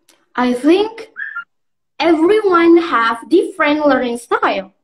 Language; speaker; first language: English; non-native, learner; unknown